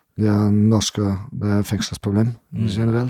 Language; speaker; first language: Norwegian; non-native, learner; German